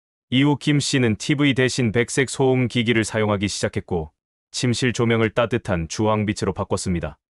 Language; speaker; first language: Korean; native; Korean